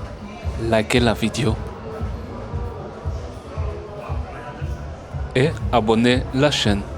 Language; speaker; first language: French; early bilingual, heritage; French